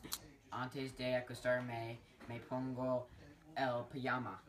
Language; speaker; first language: Spanish; non-native, learner; English